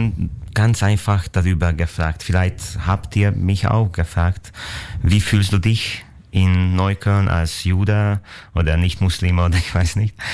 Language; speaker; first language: German; non-native, fluent; Hungarian